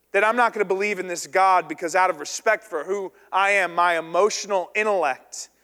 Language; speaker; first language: English; native; English